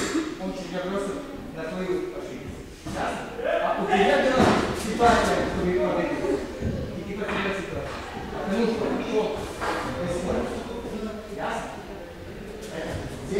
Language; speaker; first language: Russian; non-native, learner; Serbian